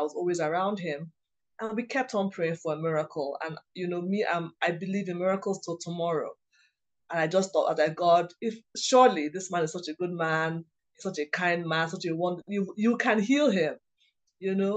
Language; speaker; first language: English; non-native, local second language; Igbo